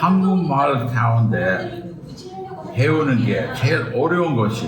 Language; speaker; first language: Korean; non-native, fluent; English